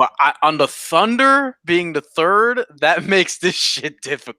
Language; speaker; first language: English; native; English